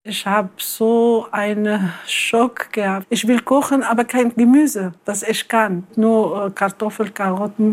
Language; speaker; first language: German; non-native, learner; Arabic